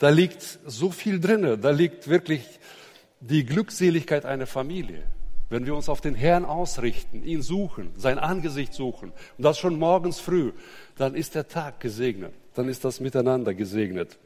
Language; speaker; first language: German; native; German